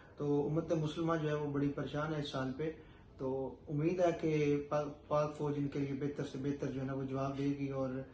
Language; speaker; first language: Urdu; native; Urdu